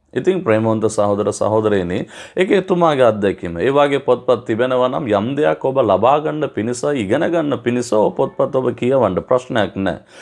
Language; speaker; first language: Sinhala; non-native, local second language; Tamil